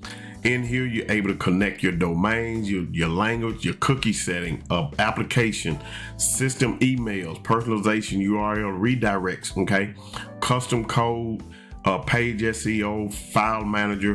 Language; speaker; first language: English; native; English